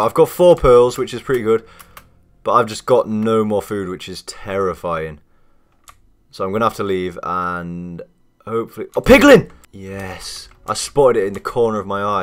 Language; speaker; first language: English; native; English